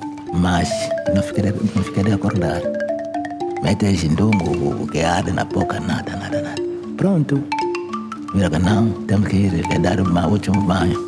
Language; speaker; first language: Portuguese; non-native, local second language; Kongo